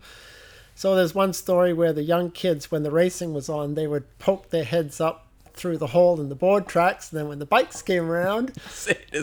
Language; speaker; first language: English; native; English